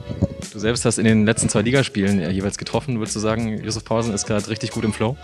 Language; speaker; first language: German; native; German